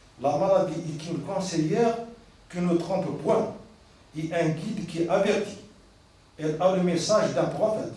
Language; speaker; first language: French; non-native, local second language; Arabic